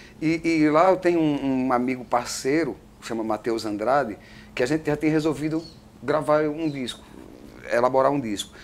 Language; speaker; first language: Portuguese; native; Portuguese